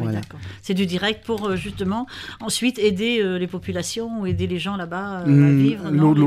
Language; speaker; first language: French; native; French